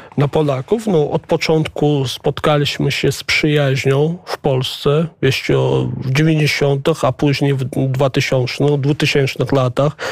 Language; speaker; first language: Polish; non-native, fluent; Chechen